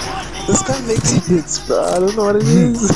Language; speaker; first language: English; native; English